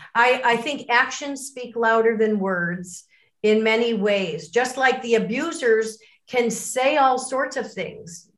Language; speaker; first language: English; native; English